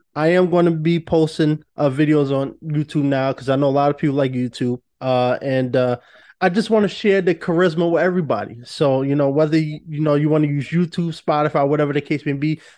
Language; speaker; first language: English; native; English